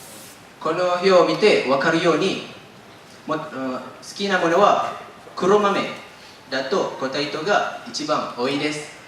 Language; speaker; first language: Japanese; non-native, learner; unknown